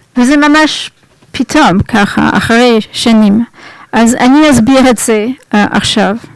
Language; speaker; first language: Hebrew; non-native, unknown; French